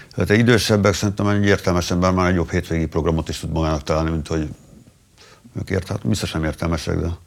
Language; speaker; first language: Hungarian; native; Hungarian